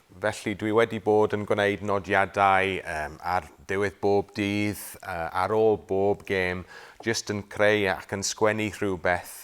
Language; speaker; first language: Welsh; non-native, local second language; English